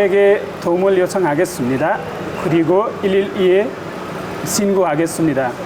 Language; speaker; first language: Korean; non-native, learner; Nepali